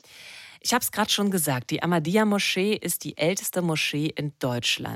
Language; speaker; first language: German; native; German